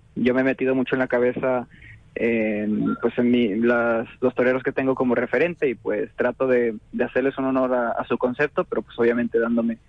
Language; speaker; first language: Spanish; native; Spanish